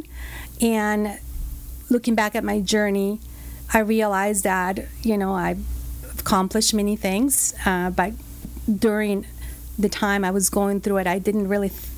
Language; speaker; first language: English; non-native, fluent; Spanish